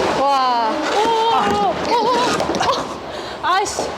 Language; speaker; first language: Korean; non-native, learner; Vietnamese